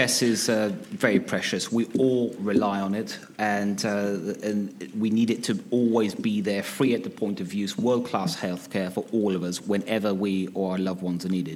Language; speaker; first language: English; native; English